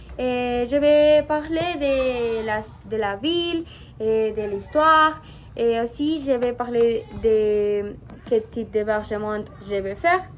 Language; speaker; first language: French; non-native, learner; Spanish